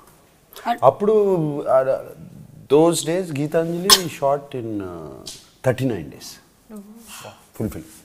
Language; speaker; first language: Telugu; native; Telugu